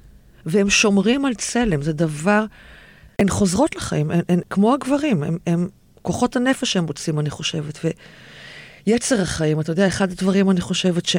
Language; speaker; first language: Hebrew; native; Hebrew